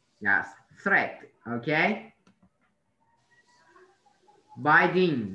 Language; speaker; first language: English; non-native, learner; Vietnamese